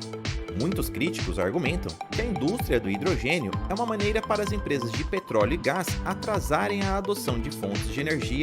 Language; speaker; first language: Portuguese; native; Portuguese